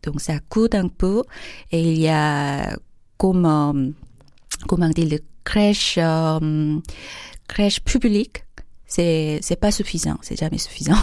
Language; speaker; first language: French; non-native, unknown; Korean